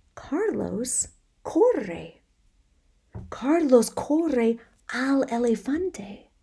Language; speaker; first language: Spanish; non-native, fluent; English